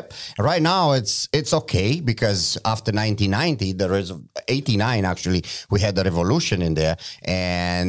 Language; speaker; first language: English; non-native, fluent; Romanian